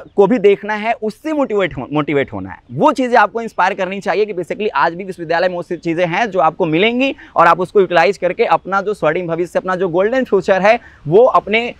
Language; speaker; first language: Hindi; native; Hindi